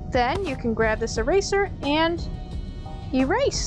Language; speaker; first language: English; native; English